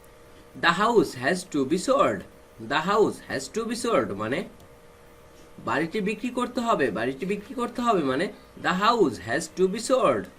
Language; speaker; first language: English; non-native, fluent; Bangla